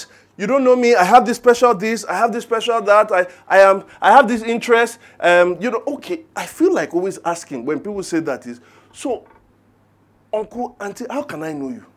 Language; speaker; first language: English; non-native, local second language; Yoruba